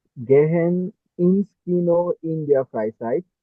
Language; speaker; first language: German; non-native, learner; Bangla